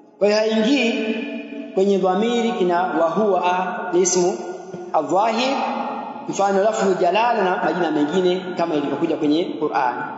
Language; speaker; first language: Swahili; native; Swahili